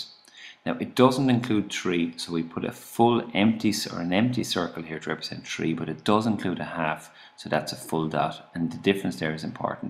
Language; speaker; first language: English; native; English